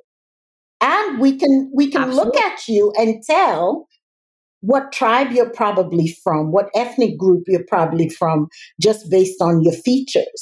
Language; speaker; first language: English; native; English